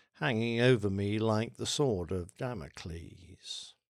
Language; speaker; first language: English; native; English